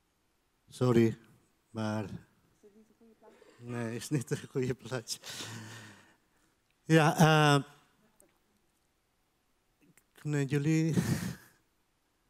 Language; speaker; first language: Dutch; non-native, fluent; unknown